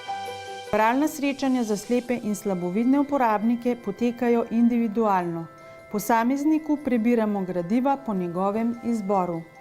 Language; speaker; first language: Slovenian; native; Slovenian